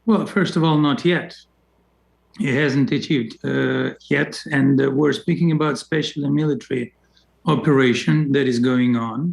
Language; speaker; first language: English; non-native, fluent; Russian